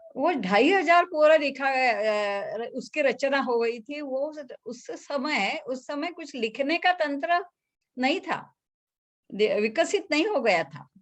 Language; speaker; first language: Hindi; non-native, local second language; Marathi